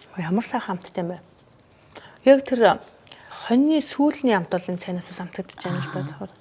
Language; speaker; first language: Mongolian; native; Mongolian